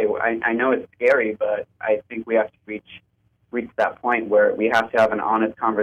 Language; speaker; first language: English; native; English